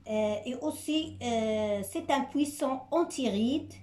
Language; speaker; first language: French; non-native, local second language; Arabic